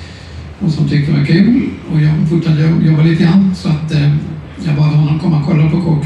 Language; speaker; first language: Swedish; native; Swedish